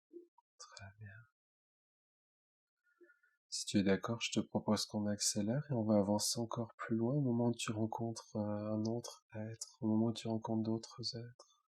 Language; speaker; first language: French; native; French